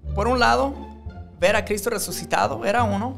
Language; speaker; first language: Spanish; non-native, fluent; English